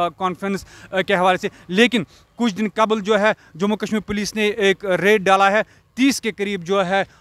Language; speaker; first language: Hindi; non-native, local second language; Kashmiri